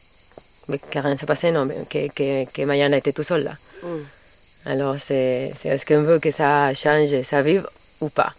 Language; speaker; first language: French; non-native, fluent; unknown